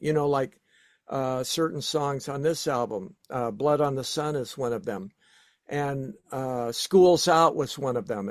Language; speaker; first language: English; native; English